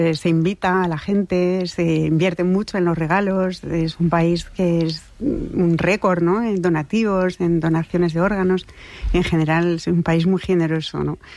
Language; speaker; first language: Spanish; non-native, fluent; French